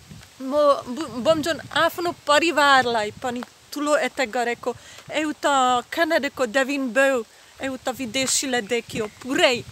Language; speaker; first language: Nepali; non-native, learner; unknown